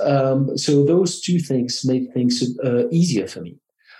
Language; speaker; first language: English; non-native, fluent; French